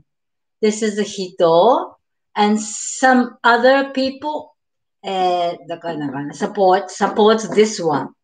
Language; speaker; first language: English; non-native, learner; Japanese